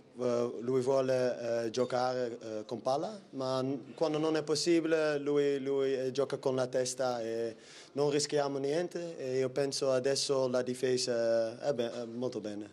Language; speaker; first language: Italian; non-native, learner; Dutch